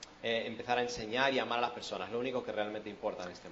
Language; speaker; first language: Spanish; early bilingual, other home language; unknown